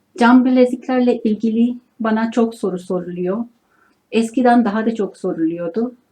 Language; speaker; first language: Turkish; non-native, fluent; Urdu